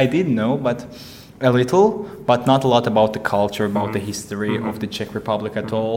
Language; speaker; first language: English; non-native, fluent; Azerbaijani